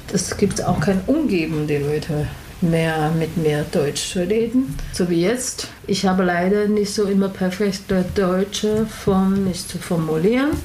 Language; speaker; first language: German; non-native, learner; Chinese